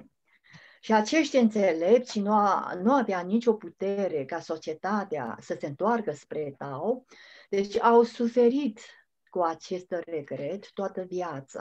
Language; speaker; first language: Romanian; non-native, fluent; Chinese